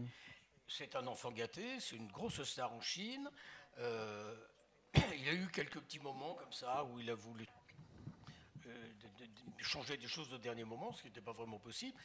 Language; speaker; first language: French; native; French